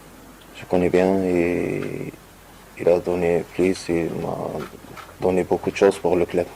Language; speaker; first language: French; non-native, learner; Arabic